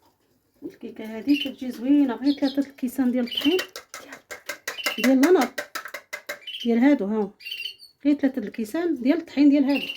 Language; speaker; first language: Arabic; native; Arabic